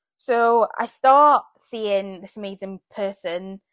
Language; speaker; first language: English; early bilingual, other home language; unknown